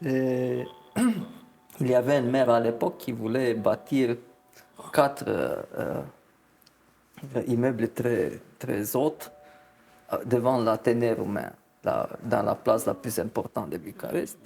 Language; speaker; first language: French; non-native, fluent; Romanian